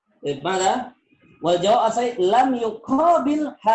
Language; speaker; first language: Arabic; non-native, fluent; Indonesian